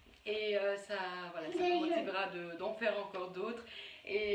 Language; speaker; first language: French; native; French